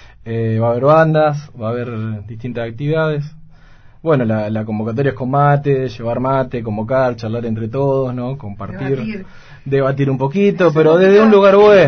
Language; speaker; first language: Spanish; native; Spanish